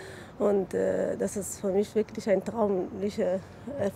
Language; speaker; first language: German; non-native, learner; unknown